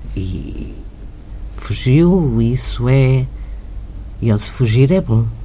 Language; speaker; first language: Portuguese; native; Portuguese